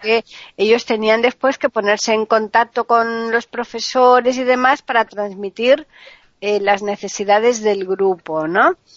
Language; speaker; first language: Spanish; native; Spanish